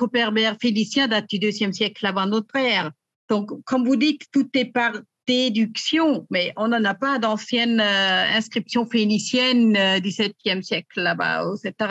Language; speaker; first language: French; native; French